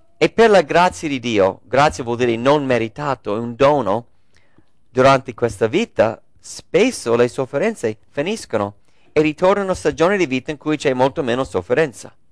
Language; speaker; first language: Italian; non-native, fluent; English